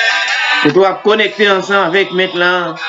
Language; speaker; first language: French; non-native, local second language; Haitian Creole